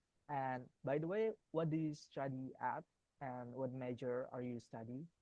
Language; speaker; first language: English; non-native, learner; Indonesian